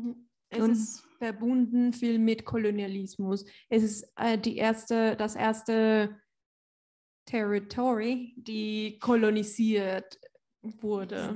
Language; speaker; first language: German; non-native, learner; Spanish